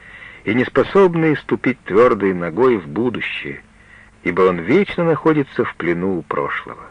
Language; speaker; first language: Russian; native; Russian